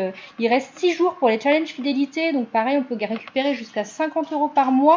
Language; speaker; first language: French; native; French